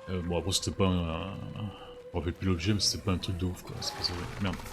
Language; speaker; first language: French; native; French